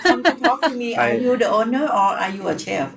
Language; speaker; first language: English; non-native, learner; Thai